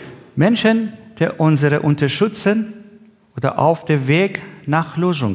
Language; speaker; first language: German; non-native, learner; Persian